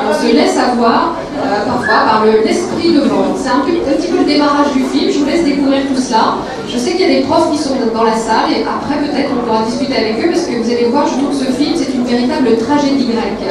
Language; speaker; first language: French; native; French